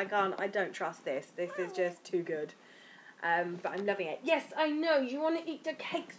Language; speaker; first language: English; native; English